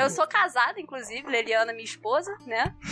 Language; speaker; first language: Portuguese; native; Portuguese